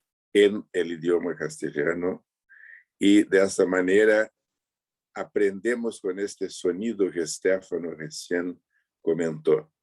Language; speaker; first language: Spanish; non-native, fluent; Portuguese